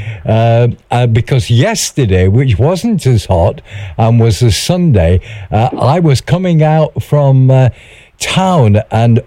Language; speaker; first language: English; native; English